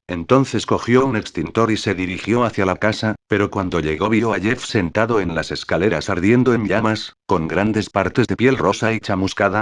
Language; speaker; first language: Spanish; native; Spanish